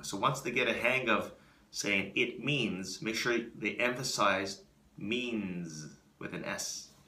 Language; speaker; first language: English; native; English